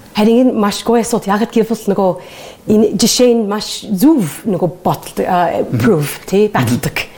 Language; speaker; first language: Mongolian; non-native, learner; English